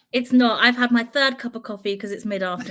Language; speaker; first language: English; native; English